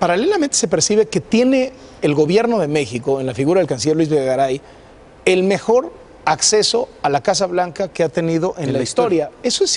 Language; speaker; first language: Spanish; native; Spanish